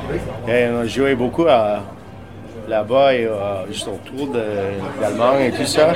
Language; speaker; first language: French; non-native, local second language; English